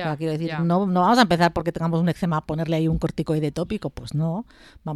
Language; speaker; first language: Spanish; native; Spanish